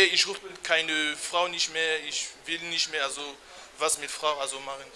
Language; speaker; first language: German; non-native, learner; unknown